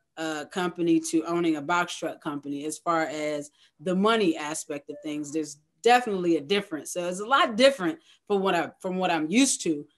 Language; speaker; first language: English; native; English